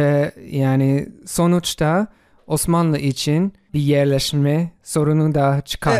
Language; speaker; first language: Turkish; non-native, fluent; English